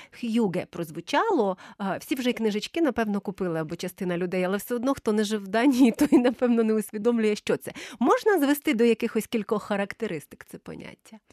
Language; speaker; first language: Ukrainian; native; Ukrainian